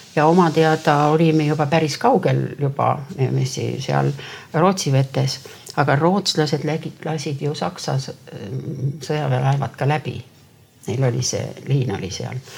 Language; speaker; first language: Estonian; native; Estonian